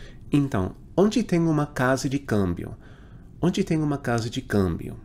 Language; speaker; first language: Portuguese; non-native, fluent; English